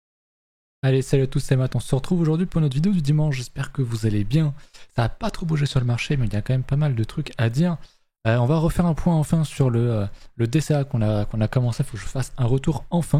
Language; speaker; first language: French; native; French